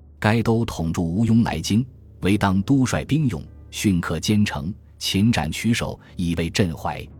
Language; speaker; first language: Chinese; native; Chinese